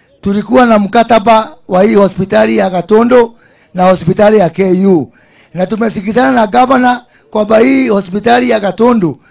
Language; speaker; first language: Swahili; non-native, local second language; Kikuyu